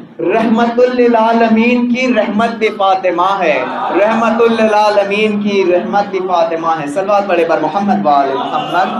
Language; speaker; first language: Urdu; native; Urdu